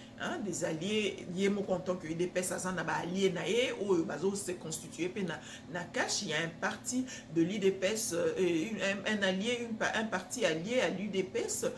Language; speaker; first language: French; non-native, local second language; Lingala